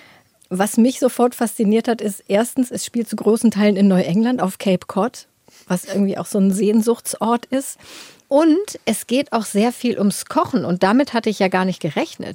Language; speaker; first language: German; native; German